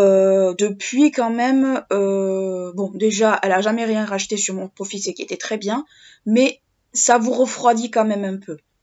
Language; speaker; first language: French; native; French